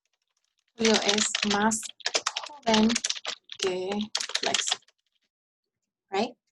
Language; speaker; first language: Spanish; early bilingual, heritage; Spanish